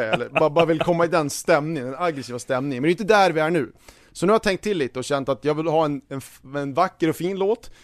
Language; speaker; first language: Swedish; native; Swedish